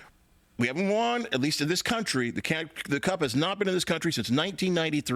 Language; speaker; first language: English; native; English